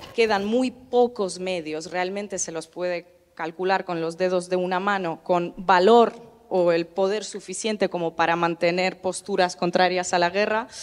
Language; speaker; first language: Spanish; non-native, fluent; Russian